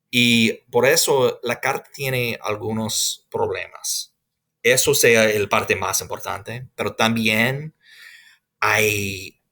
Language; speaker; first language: Spanish; non-native, fluent; English